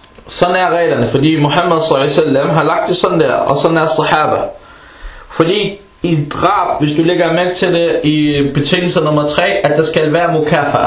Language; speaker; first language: Danish; early bilingual, other home language; Arabic